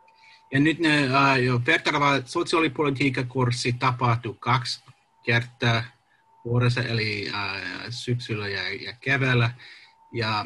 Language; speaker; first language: Finnish; non-native, learner; English